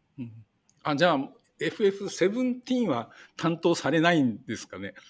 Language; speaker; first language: Japanese; native; Japanese